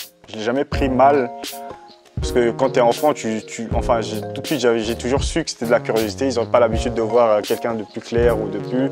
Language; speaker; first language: French; native; French